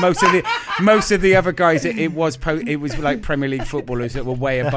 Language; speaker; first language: English; native; English